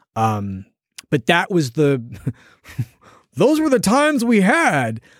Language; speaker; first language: English; native; English